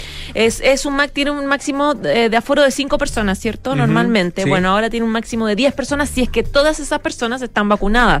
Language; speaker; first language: Spanish; native; Spanish